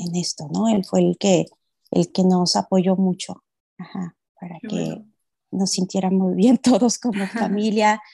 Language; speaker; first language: Spanish; native; Spanish